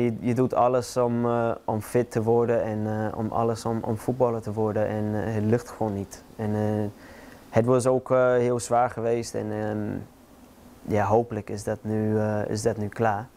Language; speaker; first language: Dutch; non-native, fluent; English